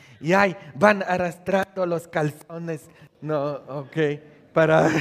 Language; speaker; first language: Spanish; non-native, fluent; Polish